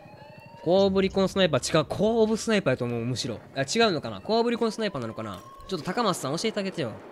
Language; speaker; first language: Japanese; native; Japanese